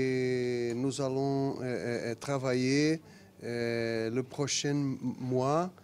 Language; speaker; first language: French; non-native, fluent; Portuguese